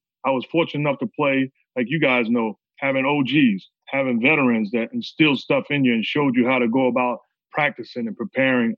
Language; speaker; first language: English; native; English